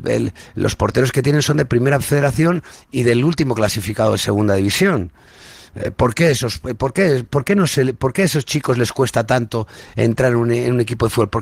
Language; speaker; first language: Spanish; native; Spanish